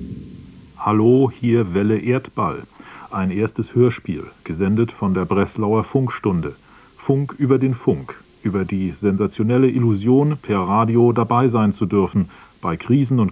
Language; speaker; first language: German; native; German